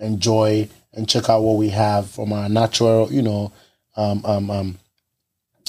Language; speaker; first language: English; non-native, local second language; Ewe